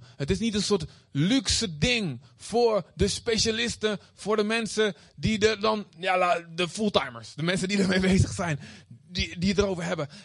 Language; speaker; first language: Dutch; native; Dutch